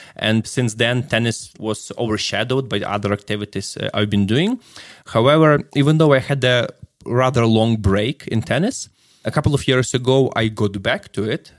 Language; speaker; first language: English; non-native, fluent; Ukrainian